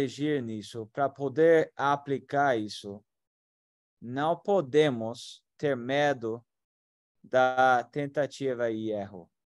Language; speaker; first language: Portuguese; non-native, fluent; English